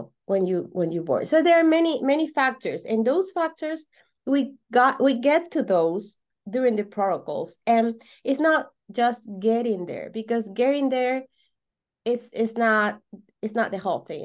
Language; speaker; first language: English; non-native, fluent; Spanish